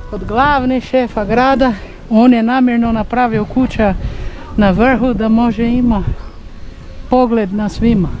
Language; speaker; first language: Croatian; non-native, learner; Portuguese